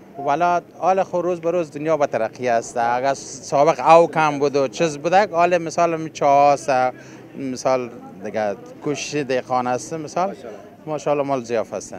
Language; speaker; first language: Persian; native; Persian